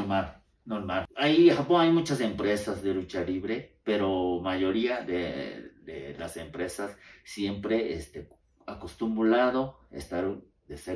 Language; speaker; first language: Spanish; non-native, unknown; Japanese